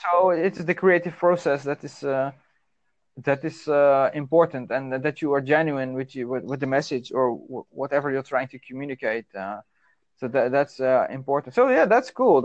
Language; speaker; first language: English; non-native, fluent; Dutch